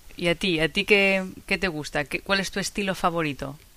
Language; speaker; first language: Spanish; non-native, fluent; English